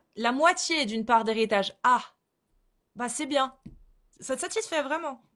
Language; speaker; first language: French; native; French